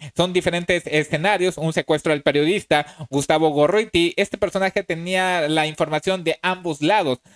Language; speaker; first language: Spanish; native; Spanish